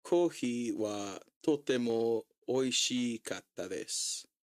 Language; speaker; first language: Japanese; non-native, learner; English